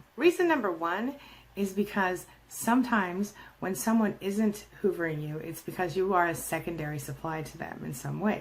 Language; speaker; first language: English; native; English